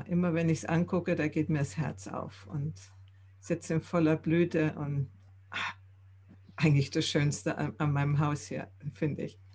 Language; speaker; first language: German; native; German